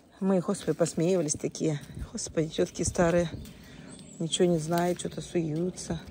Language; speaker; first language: Russian; native; Russian